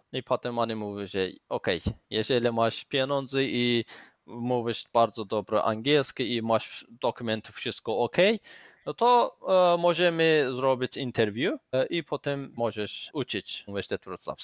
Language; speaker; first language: Polish; non-native, learner; Azerbaijani